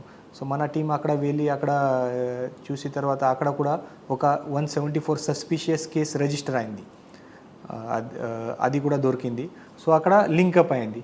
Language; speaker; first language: Telugu; non-native, learner; Marathi